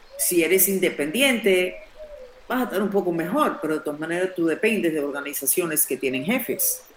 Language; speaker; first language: Spanish; non-native, fluent; English